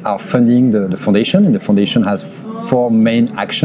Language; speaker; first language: English; non-native, fluent; French